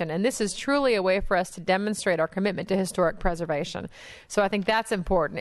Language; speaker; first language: English; native; English